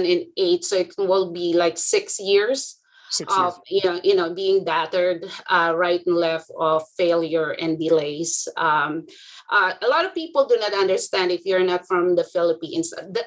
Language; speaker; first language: English; non-native, local second language; Filipino